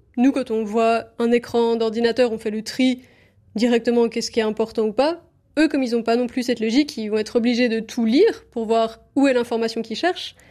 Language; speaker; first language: French; native; French